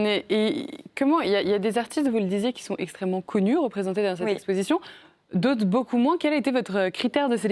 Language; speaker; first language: French; native; French